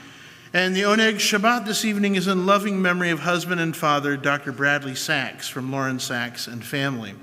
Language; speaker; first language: English; native; English